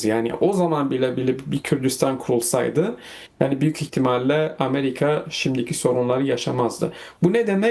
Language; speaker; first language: Turkish; non-native, fluent; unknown